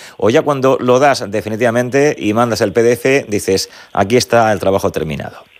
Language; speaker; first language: Spanish; native; Spanish